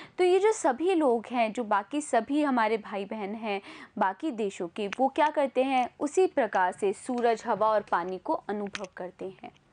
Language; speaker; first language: Hindi; native; Hindi